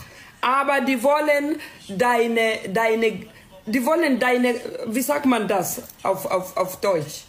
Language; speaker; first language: German; non-native, learner; Swahili